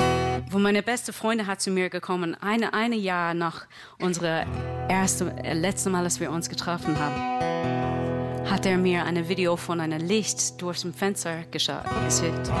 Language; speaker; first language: German; non-native, learner; English